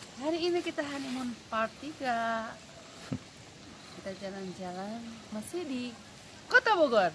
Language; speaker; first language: Indonesian; non-native, local second language; Sundanese